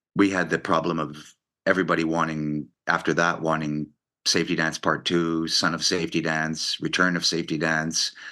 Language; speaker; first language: English; native; English